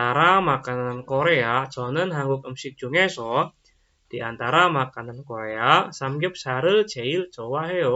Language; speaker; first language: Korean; non-native, fluent; Indonesian